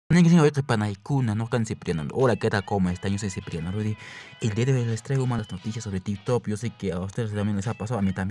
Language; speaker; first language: Spanish; non-native, local second language; Quechua